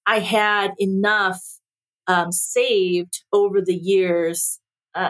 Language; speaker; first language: English; early bilingual, other home language; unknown